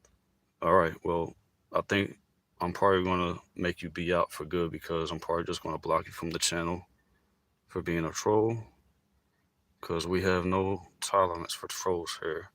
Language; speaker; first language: English; native; English